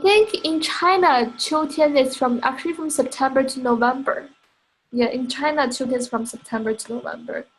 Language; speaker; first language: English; non-native, fluent; Chinese